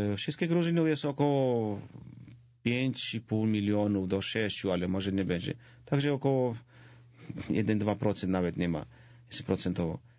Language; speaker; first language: Polish; non-native, fluent; Georgian